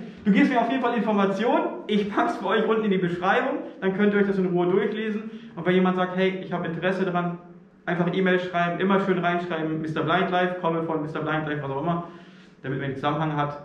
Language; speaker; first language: German; native; German